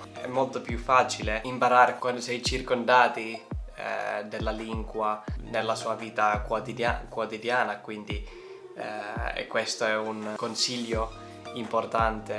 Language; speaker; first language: Italian; non-native, learner; Finnish